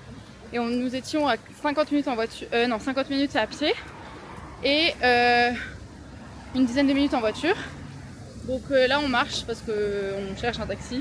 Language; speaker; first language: French; native; French